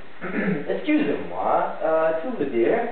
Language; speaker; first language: French; non-native, learner; English